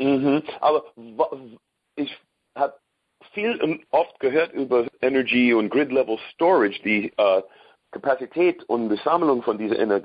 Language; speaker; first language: German; non-native, learner; English